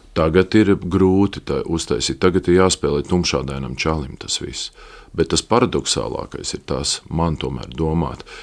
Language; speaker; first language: Latvian; native; Latvian